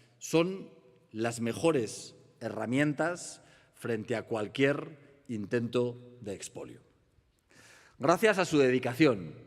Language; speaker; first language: Spanish; native; Spanish